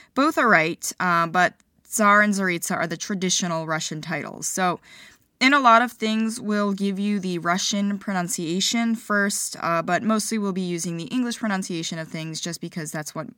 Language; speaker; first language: English; early bilingual, other home language; Ukrainian